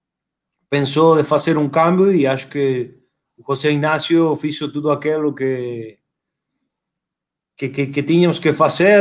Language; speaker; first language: Portuguese; non-native, fluent; Spanish